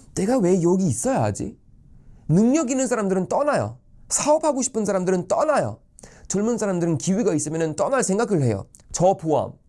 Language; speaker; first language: Korean; non-native, fluent; Swedish